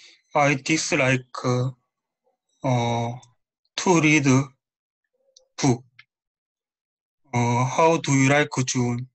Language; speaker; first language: English; non-native, learner; Korean